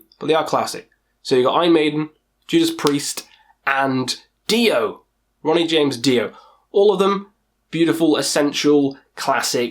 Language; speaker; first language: English; native; English